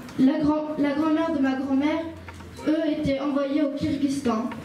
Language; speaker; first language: French; early bilingual, other home language; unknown